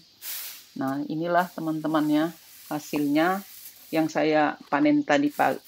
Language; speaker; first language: Indonesian; native; Indonesian